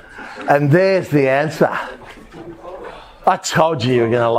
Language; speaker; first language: English; native; English